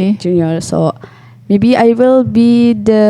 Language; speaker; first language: English; non-native, learner; Indonesian